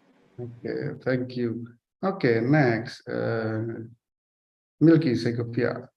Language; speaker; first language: English; non-native, fluent; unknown